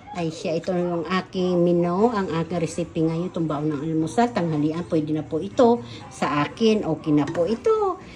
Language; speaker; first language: Filipino; native; Filipino